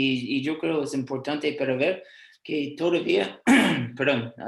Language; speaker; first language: Spanish; non-native, fluent; English